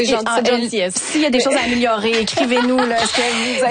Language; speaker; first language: French; native; French